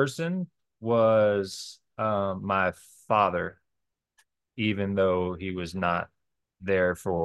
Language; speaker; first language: English; native; English